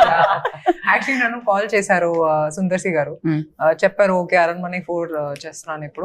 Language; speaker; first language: Telugu; non-native, local second language; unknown